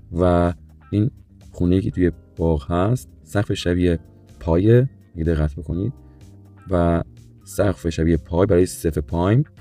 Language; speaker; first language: Persian; native; Persian